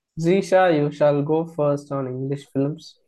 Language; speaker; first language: English; non-native, local second language; Tamil